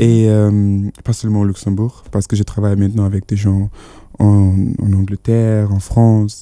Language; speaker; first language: French; non-native, fluent; Yoruba